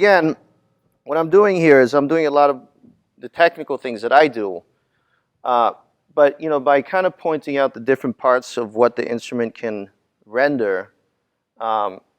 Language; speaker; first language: English; native; English